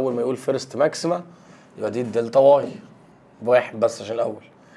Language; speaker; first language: Arabic; native; Arabic